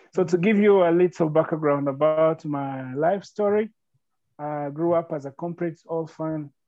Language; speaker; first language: English; non-native, local second language; Kinyarwanda